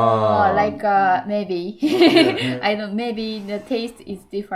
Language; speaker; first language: English; non-native, learner; Japanese